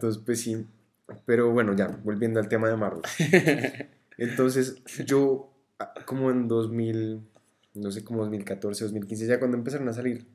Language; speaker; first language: Spanish; native; Spanish